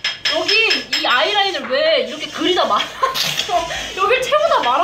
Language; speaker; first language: Korean; native; Korean